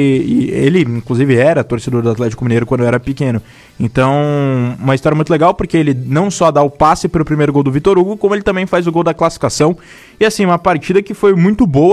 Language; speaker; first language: Portuguese; native; Portuguese